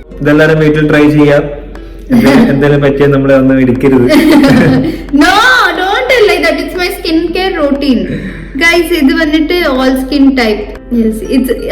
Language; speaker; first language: Malayalam; non-native, fluent; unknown